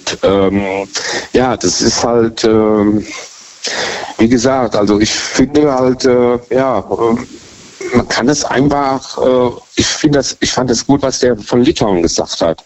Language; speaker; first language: German; native; German